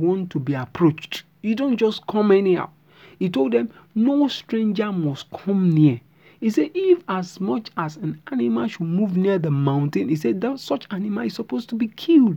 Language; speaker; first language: English; non-native, local second language; Yoruba